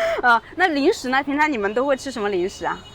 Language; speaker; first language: Chinese; native; Chinese